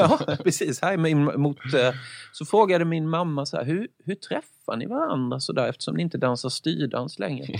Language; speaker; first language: Swedish; native; Swedish